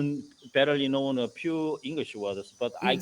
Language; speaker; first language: English; non-native, learner; Korean